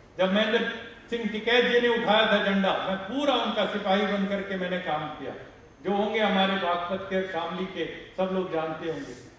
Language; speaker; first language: Hindi; non-native, local second language; Telugu